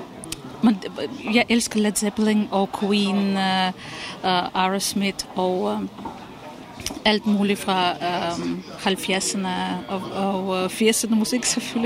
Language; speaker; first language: Danish; non-native, fluent; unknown